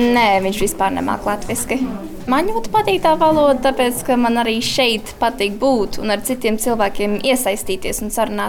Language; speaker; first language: Latvian; early bilingual, heritage; Latvian